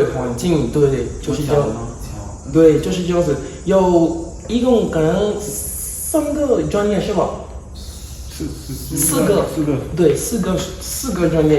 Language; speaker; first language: Chinese; non-native, learner; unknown